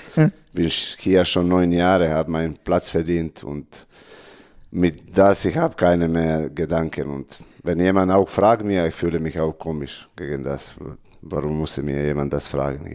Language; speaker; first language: German; non-native, learner; Serbian